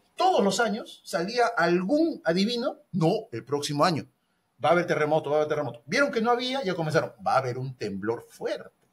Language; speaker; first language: Spanish; native; Spanish